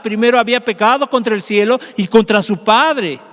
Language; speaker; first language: Spanish; native; Spanish